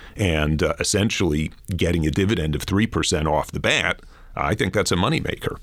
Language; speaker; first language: English; native; English